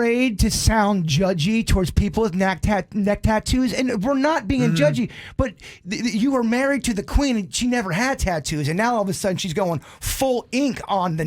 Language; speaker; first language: English; native; English